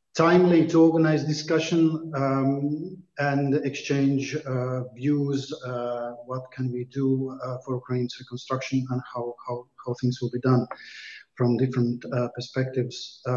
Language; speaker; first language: English; non-native, fluent; Latvian